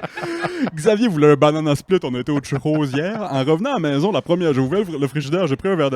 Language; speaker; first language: French; native; French